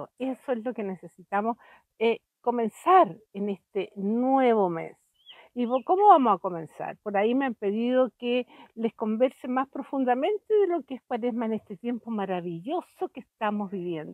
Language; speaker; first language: Spanish; native; Spanish